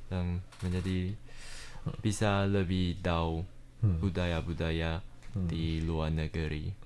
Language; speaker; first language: Indonesian; early bilingual, heritage; Indonesian